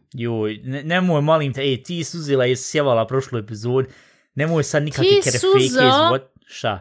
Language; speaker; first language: Bosnian; early bilingual, heritage; Bosnian